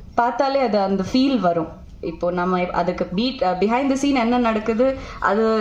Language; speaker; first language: Tamil; non-native, local second language; Malayalam